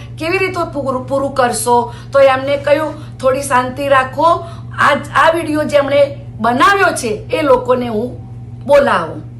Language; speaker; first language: Gujarati; native; Gujarati